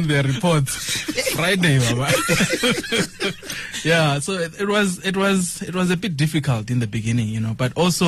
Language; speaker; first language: English; non-native, local second language; Venda